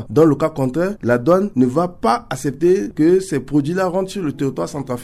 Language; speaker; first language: French; non-native, local second language; Sango